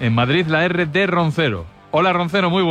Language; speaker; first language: Spanish; native; Spanish